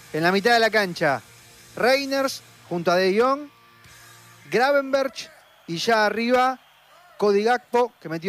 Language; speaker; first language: Spanish; native; Spanish